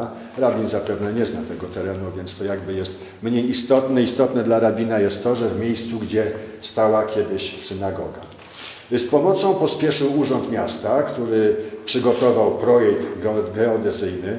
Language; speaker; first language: Polish; native; Polish